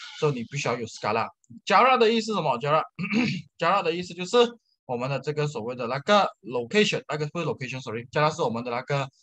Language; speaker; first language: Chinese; native; Chinese